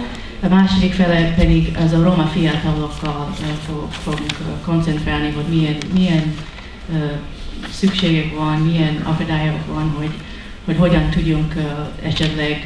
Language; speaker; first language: Hungarian; non-native, learner; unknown